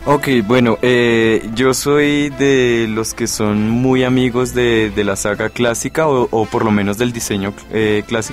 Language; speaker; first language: Spanish; native; Spanish